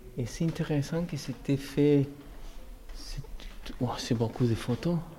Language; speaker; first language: French; non-native, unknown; Spanish